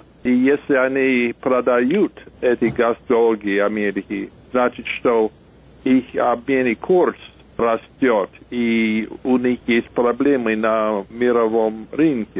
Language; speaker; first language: Russian; non-native, fluent; English